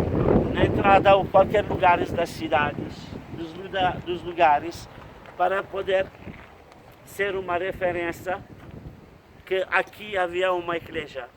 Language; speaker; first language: Portuguese; non-native, fluent; Turkish